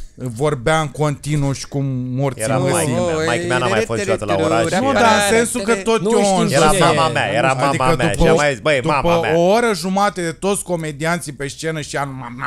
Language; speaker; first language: Romanian; native; Romanian